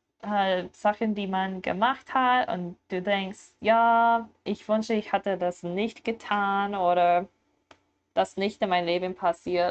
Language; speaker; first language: German; non-native, learner; English